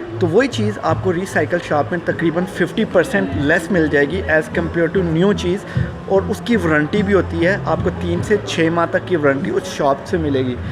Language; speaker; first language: Urdu; native; Urdu